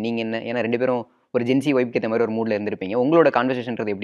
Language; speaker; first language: Tamil; native; Tamil